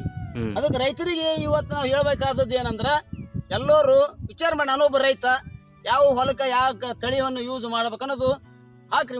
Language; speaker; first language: Kannada; native; Kannada